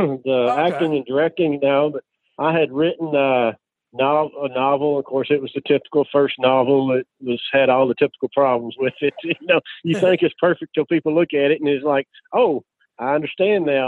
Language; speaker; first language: English; native; English